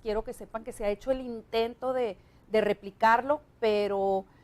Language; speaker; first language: Spanish; native; Spanish